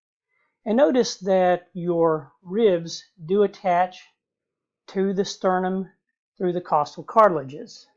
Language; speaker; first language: English; native; English